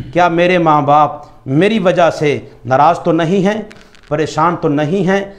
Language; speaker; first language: Urdu; non-native, local second language; Punjabi